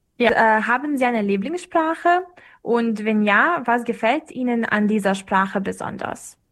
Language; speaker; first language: German; non-native, fluent; Serbian